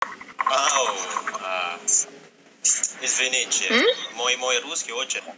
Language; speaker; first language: Russian; non-native, learner; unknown